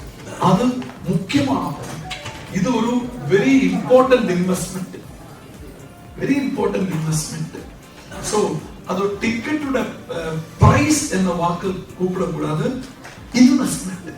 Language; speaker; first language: Tamil; non-native, local second language; Malayalam